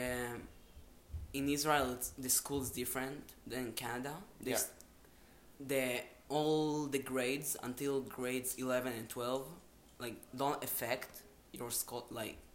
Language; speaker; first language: English; non-native, fluent; Hebrew